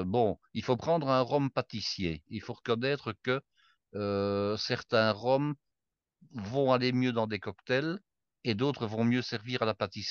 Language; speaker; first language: French; native; French